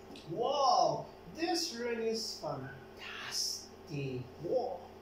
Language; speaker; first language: English; non-native, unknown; Spanish